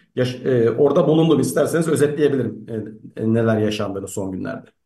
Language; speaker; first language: Turkish; native; Turkish